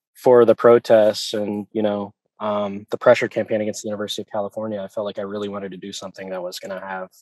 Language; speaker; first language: English; native; English